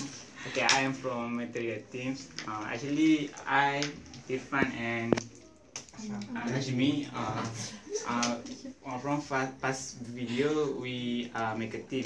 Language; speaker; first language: English; non-native, learner; Malay